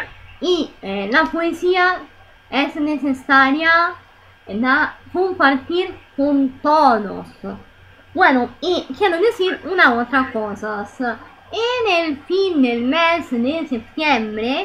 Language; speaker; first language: Spanish; non-native, learner; Italian